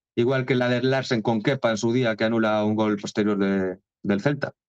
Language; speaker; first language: Spanish; non-native, local second language; Galician